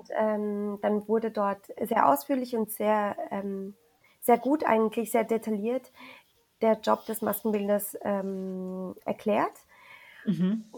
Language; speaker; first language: German; early bilingual, other home language; Spanish